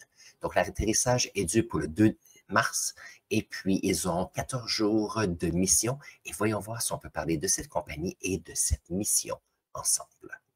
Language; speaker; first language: French; native; French